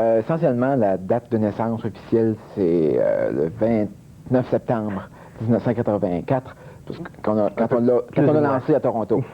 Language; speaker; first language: French; native; French